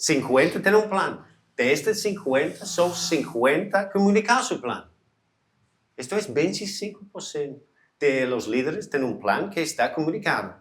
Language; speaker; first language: Portuguese; non-native, learner; English